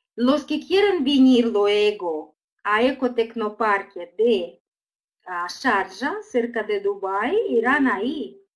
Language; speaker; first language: Spanish; non-native, fluent; Uzbek